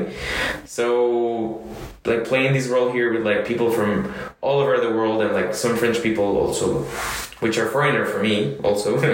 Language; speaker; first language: English; non-native, fluent; Spanish